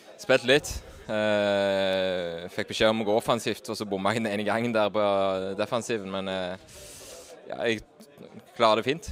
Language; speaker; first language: Norwegian; native; Norwegian